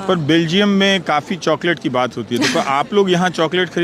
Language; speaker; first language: Hindi; native; Hindi